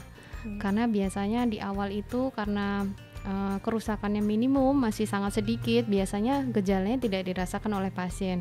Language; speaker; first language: Indonesian; native; Indonesian